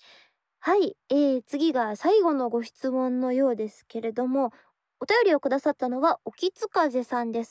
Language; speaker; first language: Japanese; native; Japanese